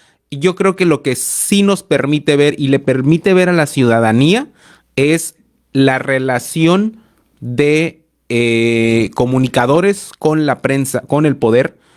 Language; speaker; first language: Spanish; native; Spanish